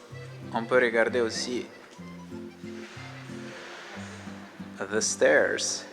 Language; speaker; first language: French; non-native, learner; Italian